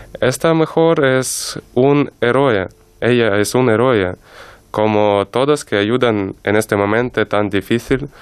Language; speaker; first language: Spanish; non-native, learner; Ukrainian